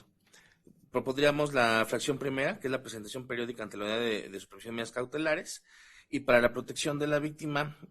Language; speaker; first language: Spanish; native; Spanish